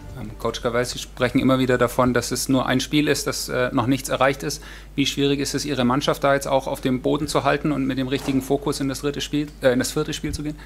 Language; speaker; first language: German; native; German